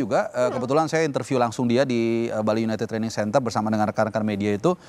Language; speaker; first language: Indonesian; native; Indonesian